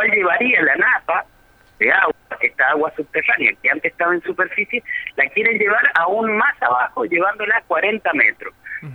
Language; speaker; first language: Spanish; native; Spanish